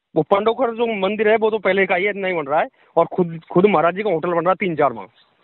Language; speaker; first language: Hindi; native; Hindi